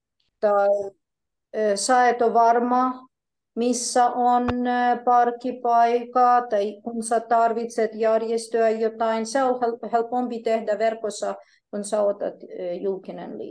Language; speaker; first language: Finnish; non-native, fluent; Polish